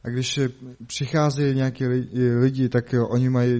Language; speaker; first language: Czech; non-native, learner; Mongolian